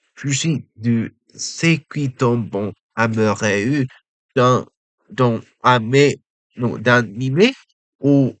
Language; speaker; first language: French; non-native, learner; Japanese